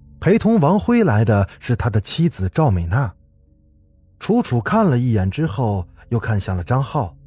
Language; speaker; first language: Chinese; native; Chinese